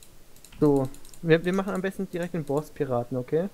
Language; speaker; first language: German; native; German